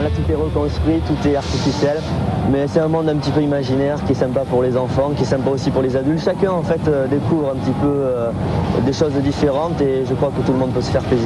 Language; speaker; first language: French; native; French